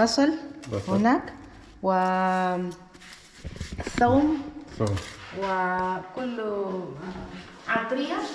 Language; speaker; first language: Arabic; non-native, learner; Portuguese